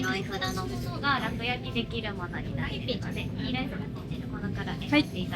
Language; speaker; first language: Japanese; native; Japanese